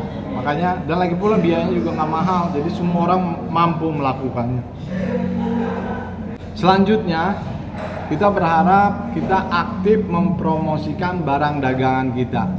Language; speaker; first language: Indonesian; native; Indonesian